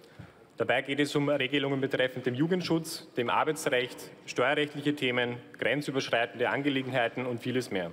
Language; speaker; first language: German; native; German